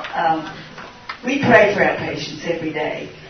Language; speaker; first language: English; native; English